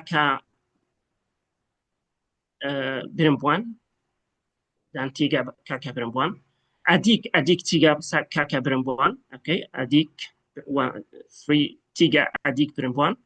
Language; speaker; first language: Indonesian; non-native, learner; Arabic